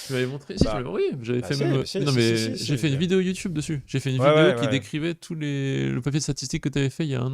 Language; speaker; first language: French; native; French